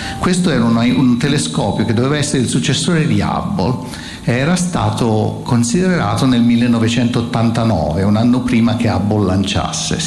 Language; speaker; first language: Italian; native; Italian